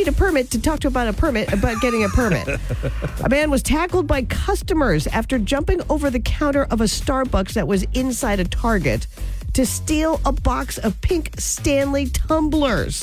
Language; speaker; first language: English; native; English